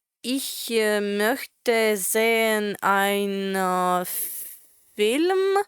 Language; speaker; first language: German; non-native, learner; Latvian